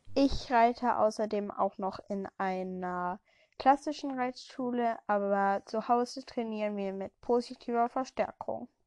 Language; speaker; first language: German; early bilingual, heritage; German